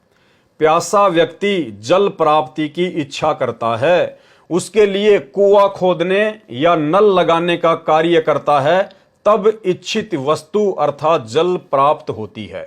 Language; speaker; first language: Hindi; native; Hindi